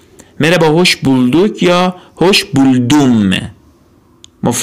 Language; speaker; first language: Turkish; non-native, fluent; Persian